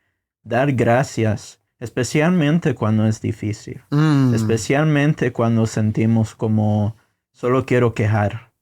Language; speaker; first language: Spanish; non-native, fluent; English